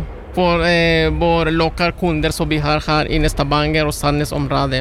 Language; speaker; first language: Norwegian; non-native, learner; Spanish